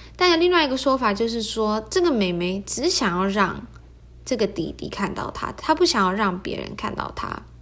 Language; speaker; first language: Chinese; early bilingual, heritage; Chinese